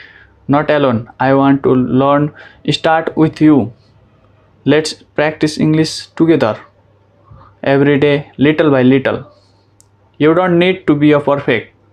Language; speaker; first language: English; non-native, learner; Nepali